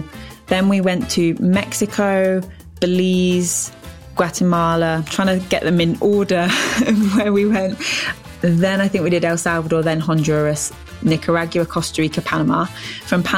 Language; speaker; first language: English; native; English